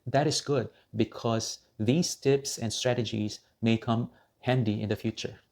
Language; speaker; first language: English; non-native, local second language; Filipino